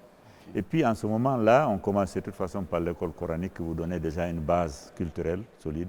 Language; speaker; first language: French; non-native, local second language; Fula